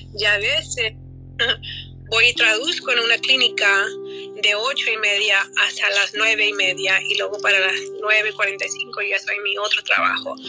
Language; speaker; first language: Spanish; early bilingual, heritage; Spanish